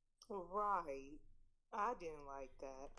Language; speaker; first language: English; native; English